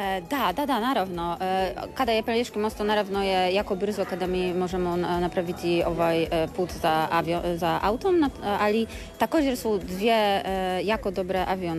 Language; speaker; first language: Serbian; non-native, learner; Polish